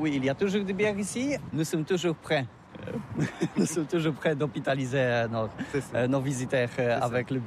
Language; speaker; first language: French; non-native, learner; Polish